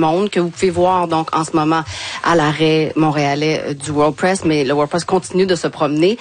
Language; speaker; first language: French; native; French